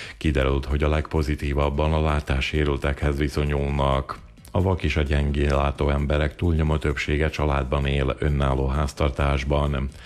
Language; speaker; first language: Hungarian; native; Hungarian